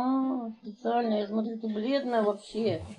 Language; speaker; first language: Russian; native; Russian